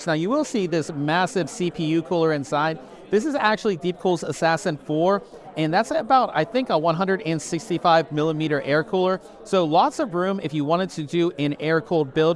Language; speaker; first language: English; native; English